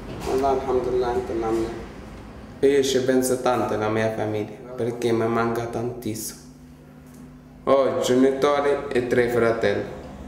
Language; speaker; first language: Italian; non-native, fluent; Arabic